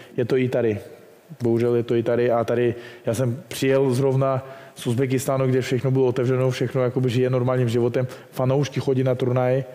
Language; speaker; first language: Czech; non-native, fluent; Russian